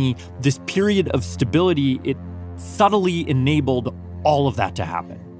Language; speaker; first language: English; native; English